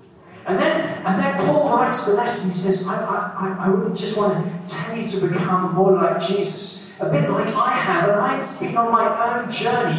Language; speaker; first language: English; native; English